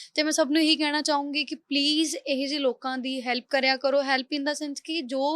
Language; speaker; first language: Punjabi; native; Punjabi